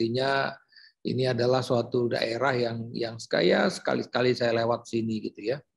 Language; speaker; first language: Indonesian; native; Indonesian